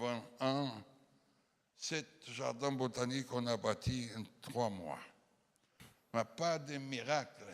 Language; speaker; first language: French; non-native, fluent; Portuguese